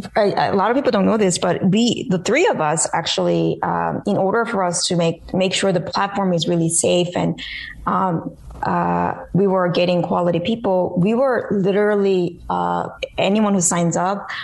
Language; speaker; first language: English; early bilingual, other home language; Korean